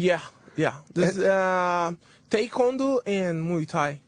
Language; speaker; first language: English; non-native, learner; Portuguese